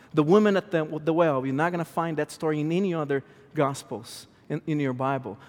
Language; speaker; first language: English; non-native, fluent; Portuguese